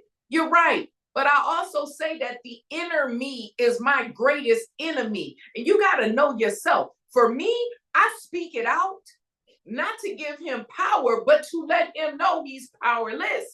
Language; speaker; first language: English; native; English